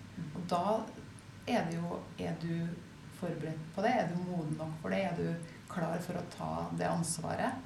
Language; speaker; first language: Norwegian; native; Norwegian